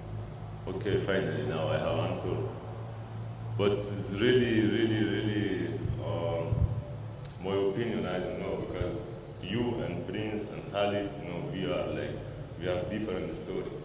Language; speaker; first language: English; non-native, learner; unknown